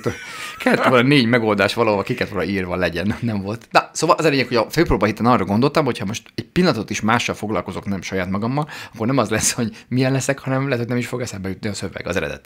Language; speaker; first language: Hungarian; native; Hungarian